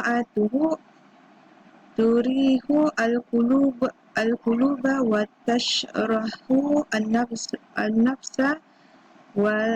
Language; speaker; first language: Arabic; non-native, learner; Malay